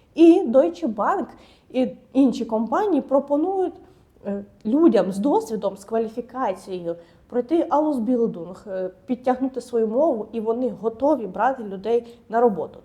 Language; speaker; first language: Ukrainian; native; Ukrainian